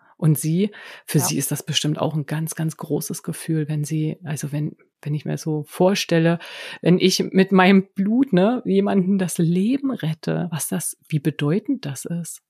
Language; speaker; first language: German; native; German